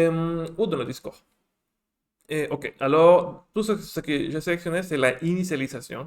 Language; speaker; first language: French; non-native, fluent; Spanish